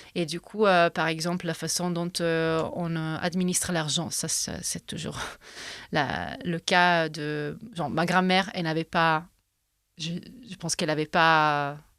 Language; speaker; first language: French; non-native, fluent; Italian